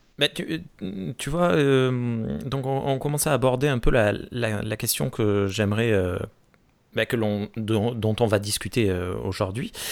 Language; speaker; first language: French; native; French